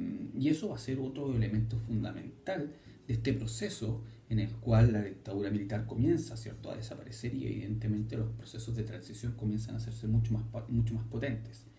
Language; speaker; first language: Spanish; native; Spanish